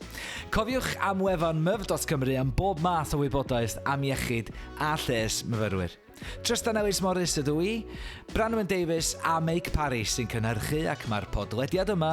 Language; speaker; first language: Welsh; native; Welsh